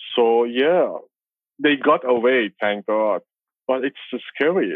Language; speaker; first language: English; non-native, fluent; Persian